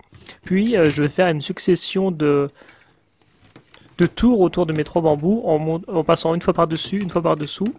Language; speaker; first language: French; native; French